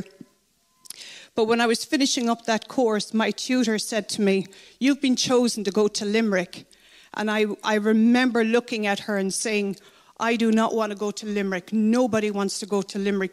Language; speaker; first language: English; native; English